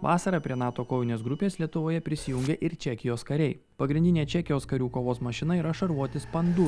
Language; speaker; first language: Lithuanian; native; Lithuanian